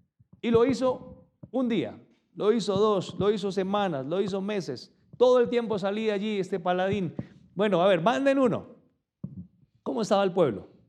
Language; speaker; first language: Spanish; native; Spanish